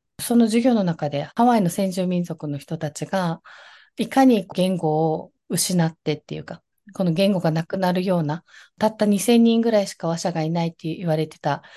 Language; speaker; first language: Japanese; native; Japanese